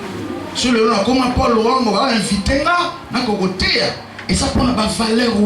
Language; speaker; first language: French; non-native, local second language; Lingala